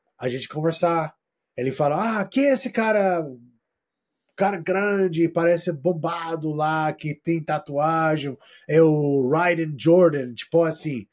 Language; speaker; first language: Portuguese; non-native, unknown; English